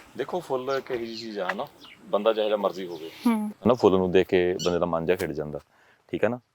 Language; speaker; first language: Punjabi; native; Punjabi